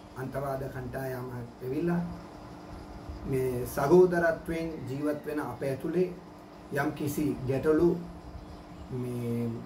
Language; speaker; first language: Sinhala; non-native, local second language; Tamil